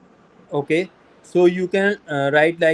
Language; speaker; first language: English; non-native, local second language; Hindi